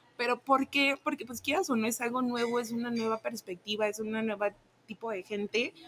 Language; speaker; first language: Spanish; native; Spanish